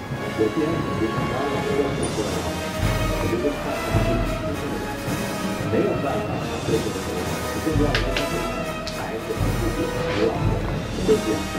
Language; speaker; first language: Chinese; native; Chinese